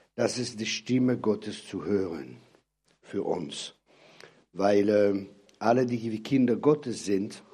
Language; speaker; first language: German; non-native, local second language; French